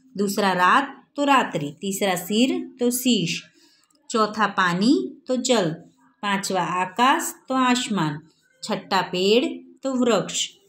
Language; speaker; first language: Hindi; non-native, local second language; Gujarati